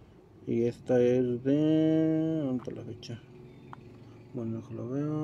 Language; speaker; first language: Spanish; native; Spanish